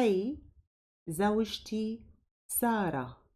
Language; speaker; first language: Arabic; native; Arabic